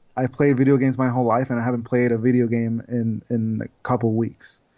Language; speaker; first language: English; non-native, fluent; Spanish